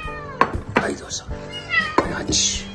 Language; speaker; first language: Japanese; native; Japanese